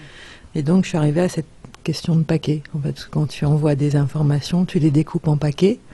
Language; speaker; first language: French; native; French